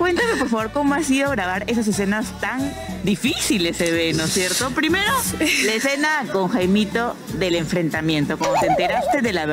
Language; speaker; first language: Spanish; native; Spanish